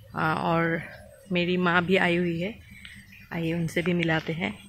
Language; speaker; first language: Hindi; non-native, local second language; Assamese